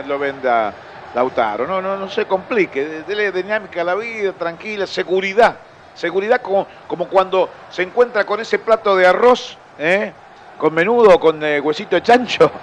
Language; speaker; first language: Spanish; native; Spanish